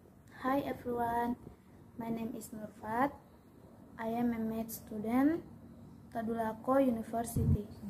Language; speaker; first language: English; non-native, learner; Indonesian